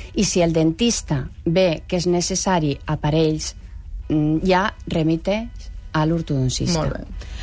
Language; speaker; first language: Catalan; non-native, local second language; Spanish